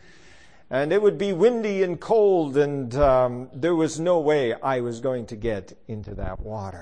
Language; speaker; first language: English; native; English